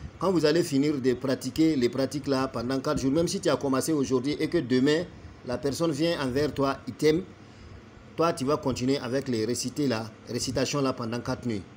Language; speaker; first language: French; non-native, local second language; Bambara